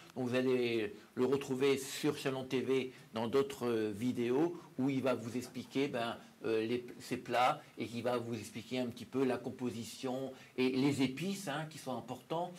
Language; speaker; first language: French; native; French